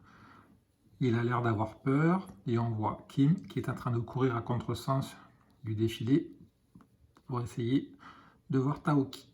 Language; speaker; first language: French; native; French